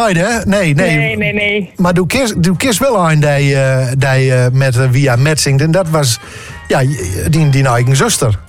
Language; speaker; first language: Dutch; native; Dutch